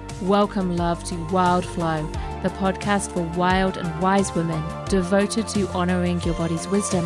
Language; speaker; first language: English; native; English